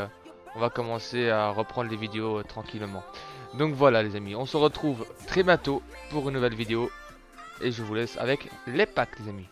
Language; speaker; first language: French; native; French